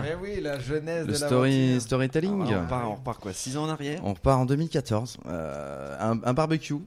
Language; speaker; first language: French; native; French